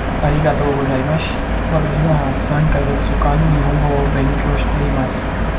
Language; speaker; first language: Japanese; non-native, learner; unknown